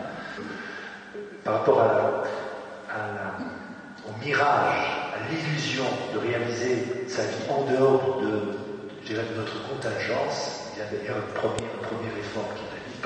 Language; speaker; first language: French; native; French